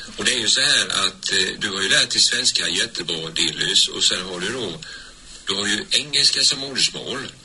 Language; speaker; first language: Swedish; native; Swedish